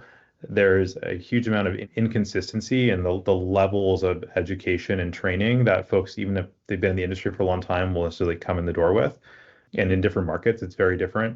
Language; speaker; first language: English; native; English